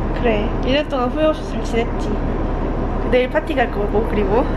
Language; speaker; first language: Korean; native; Korean